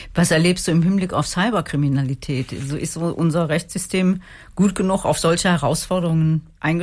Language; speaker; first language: German; native; German